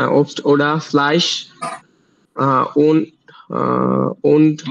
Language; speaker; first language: German; non-native, learner; Bangla